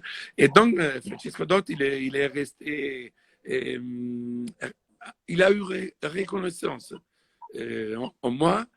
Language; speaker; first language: French; non-native, fluent; Italian